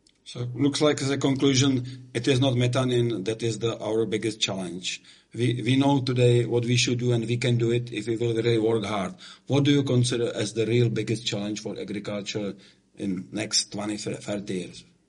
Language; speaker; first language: English; non-native, fluent; Czech